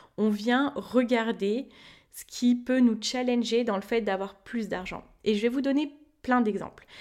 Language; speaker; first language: French; native; French